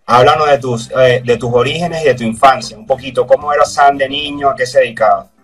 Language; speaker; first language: Spanish; native; Spanish